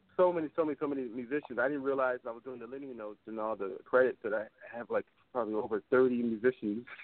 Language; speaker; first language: English; native; English